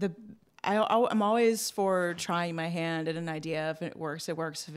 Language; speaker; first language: English; native; English